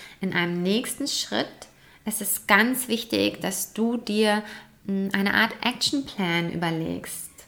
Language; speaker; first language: German; native; German